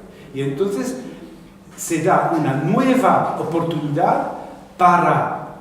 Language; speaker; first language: Spanish; non-native, fluent; French